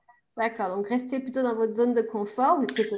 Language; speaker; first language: French; native; French